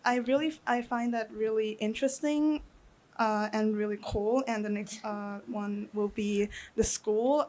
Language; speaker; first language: English; non-native, fluent; Thai